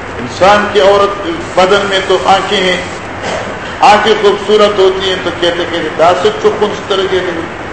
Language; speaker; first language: Urdu; non-native, local second language; Northern Hindko